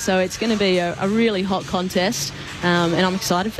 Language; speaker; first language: English; native; English